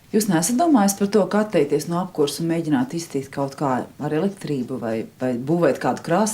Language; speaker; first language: Latvian; native; Latvian